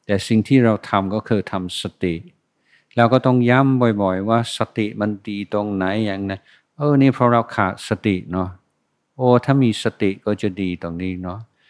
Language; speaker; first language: Thai; non-native, fluent; English